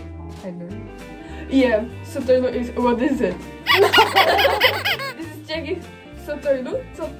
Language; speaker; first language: English; non-native, learner; Czech